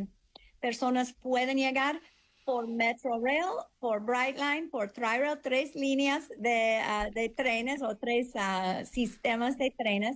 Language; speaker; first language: Spanish; non-native, fluent; English